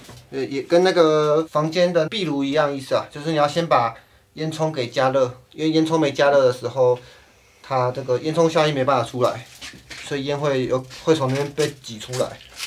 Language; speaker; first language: Chinese; native; Chinese